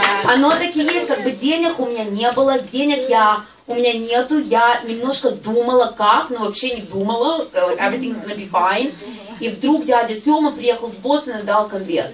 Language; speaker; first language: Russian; native; Russian